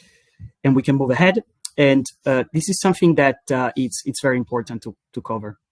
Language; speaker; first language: English; non-native, fluent; Italian